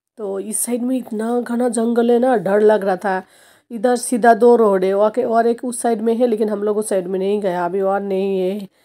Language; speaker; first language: Hindi; non-native, local second language; Bangla